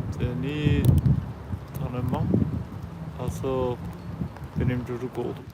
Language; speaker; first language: Turkish; non-native, learner; English